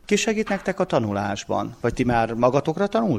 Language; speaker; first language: Hungarian; native; Hungarian